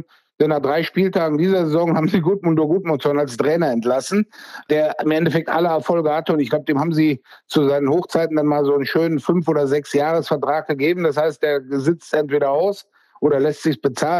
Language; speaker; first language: German; native; German